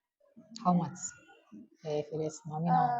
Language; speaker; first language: English; non-native, fluent; Indonesian